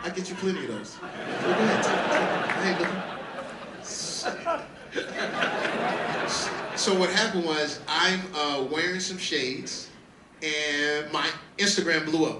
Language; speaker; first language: English; native; English